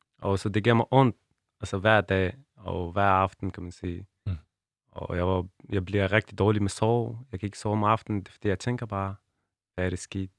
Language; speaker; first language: Danish; non-native, learner; Persian